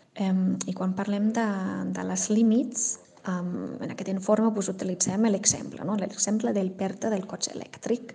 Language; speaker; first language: Catalan; non-native, fluent; German